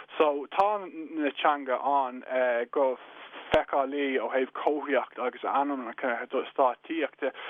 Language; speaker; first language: Irish; non-native, local second language; English